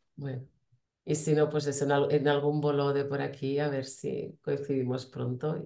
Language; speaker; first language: Spanish; non-native, local second language; Catalan